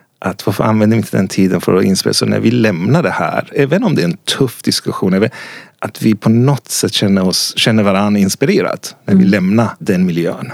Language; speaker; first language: Swedish; non-native, fluent; Persian